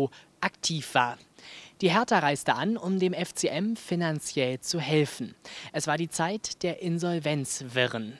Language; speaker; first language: German; native; German